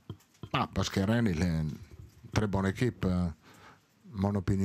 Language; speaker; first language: French; non-native, learner; Italian